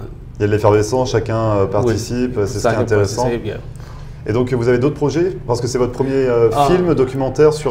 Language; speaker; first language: French; native; French